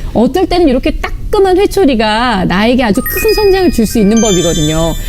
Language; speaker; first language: Korean; native; Korean